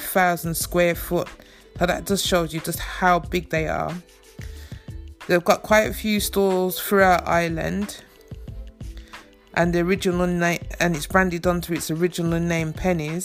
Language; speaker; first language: English; native; English